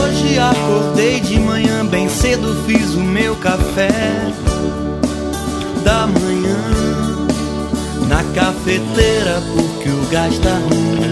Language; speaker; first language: Portuguese; native; Portuguese